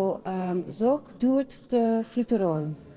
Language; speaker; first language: Albanian; non-native, learner; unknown